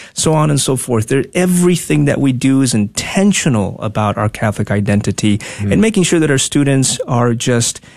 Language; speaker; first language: English; non-native, fluent; Spanish